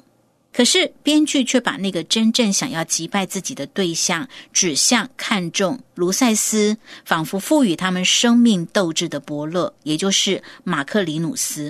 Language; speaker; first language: Chinese; native; Chinese